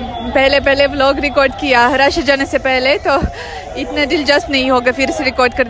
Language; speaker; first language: Hindi; non-native, fluent; Russian